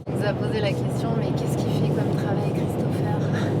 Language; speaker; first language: French; native; French